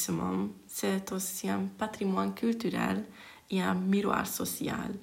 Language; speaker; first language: French; non-native, fluent; Hungarian